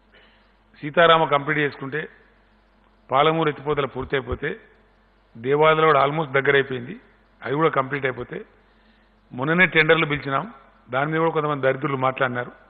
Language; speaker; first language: Telugu; native; Telugu